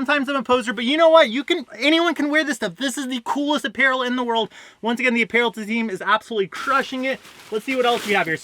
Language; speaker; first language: English; native; English